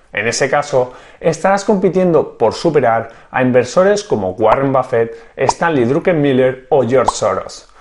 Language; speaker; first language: Spanish; native; Spanish